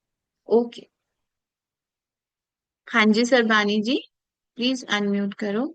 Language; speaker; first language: Hindi; native; Hindi